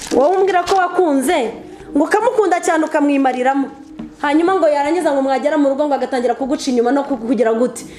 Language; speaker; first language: Kinyarwanda; early bilingual, heritage; Kinyarwanda